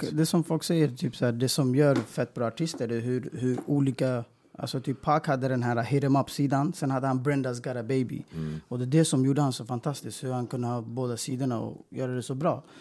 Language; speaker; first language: Swedish; early bilingual, other home language; Persian